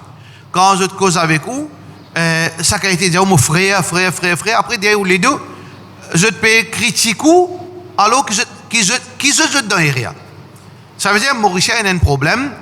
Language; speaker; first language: French; non-native, learner; Morisyen